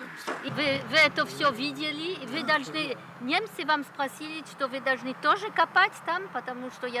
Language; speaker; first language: Russian; non-native, learner; French